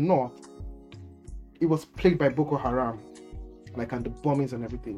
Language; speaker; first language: English; non-native, local second language; Yoruba